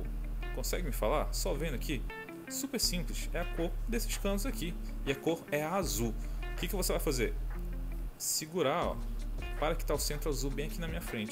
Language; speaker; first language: Portuguese; native; Portuguese